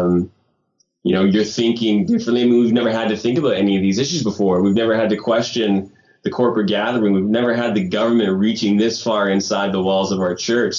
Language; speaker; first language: English; native; English